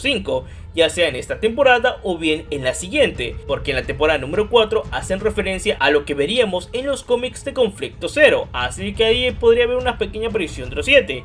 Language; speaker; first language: Spanish; native; Spanish